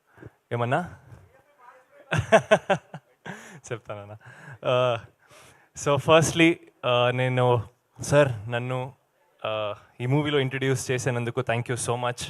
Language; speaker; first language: Telugu; non-native, learner; Kannada